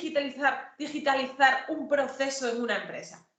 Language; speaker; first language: Spanish; native; Spanish